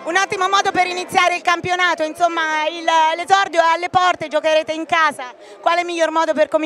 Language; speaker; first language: Italian; native; Italian